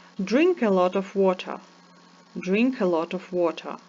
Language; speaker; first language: English; non-native, fluent; Ukrainian